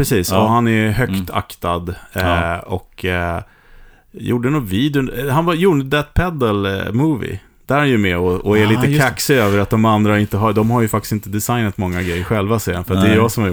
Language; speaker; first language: Swedish; native; Swedish